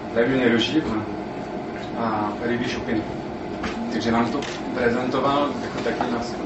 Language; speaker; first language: Czech; non-native, fluent; French